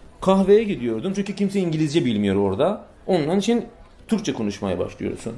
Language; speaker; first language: Turkish; non-native, fluent; Persian